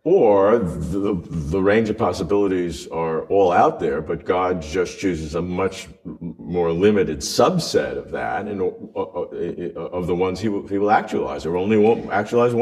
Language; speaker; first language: English; native; English